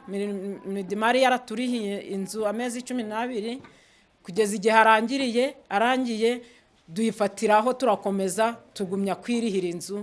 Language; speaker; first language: Kinyarwanda; native; Kinyarwanda